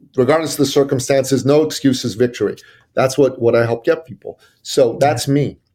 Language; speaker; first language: English; early bilingual, other home language; Persian